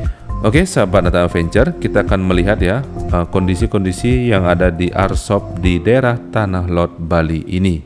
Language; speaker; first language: Indonesian; native; Indonesian